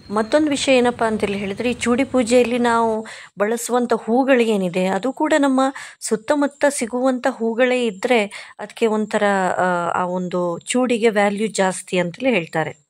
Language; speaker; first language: Kannada; non-native, local second language; Konkani